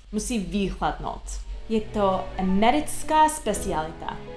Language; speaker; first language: Czech; non-native, learner; English